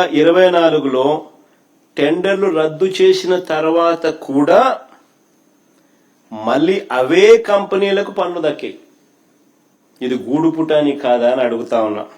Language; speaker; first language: Telugu; native; Telugu